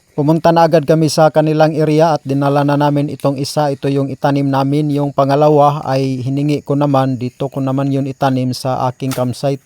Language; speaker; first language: Filipino; native; Filipino